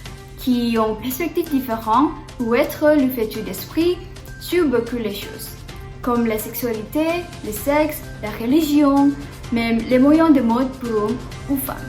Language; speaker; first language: French; non-native, learner; Indonesian